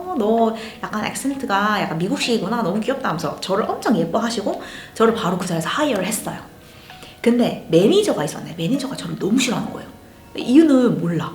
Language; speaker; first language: Korean; native; Korean